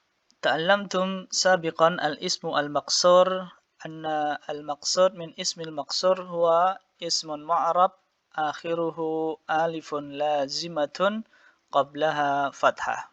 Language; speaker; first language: Arabic; non-native, fluent; Indonesian